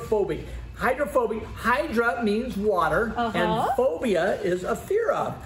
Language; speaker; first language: English; native; English